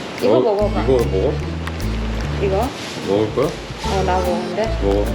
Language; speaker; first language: Korean; non-native, learner; Chinese